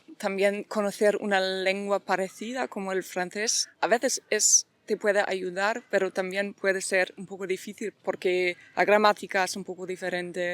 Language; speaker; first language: Spanish; non-native, fluent; French